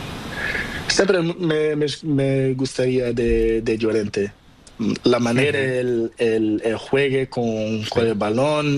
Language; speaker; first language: Spanish; non-native, learner; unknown